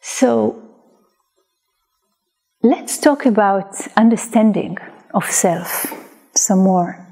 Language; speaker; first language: English; non-native, fluent; Hebrew